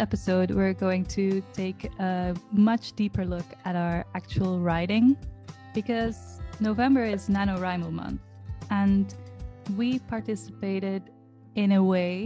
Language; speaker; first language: English; non-native, fluent; Dutch